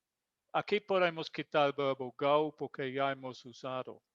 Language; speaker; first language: Spanish; non-native, fluent; English